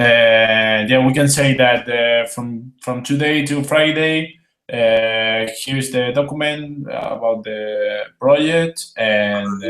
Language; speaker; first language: English; non-native, fluent; Spanish